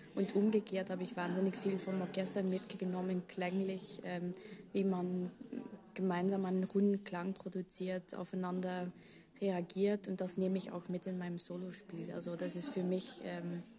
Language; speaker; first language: German; non-native, fluent; Dutch